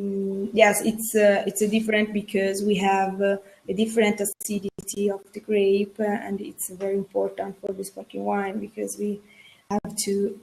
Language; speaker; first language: English; non-native, learner; Italian